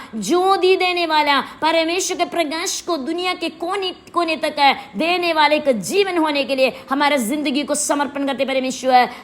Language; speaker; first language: Hindi; non-native, local second language; Malayalam